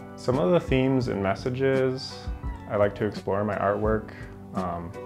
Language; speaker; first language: English; native; English